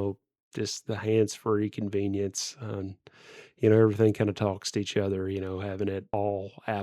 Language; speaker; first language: English; native; English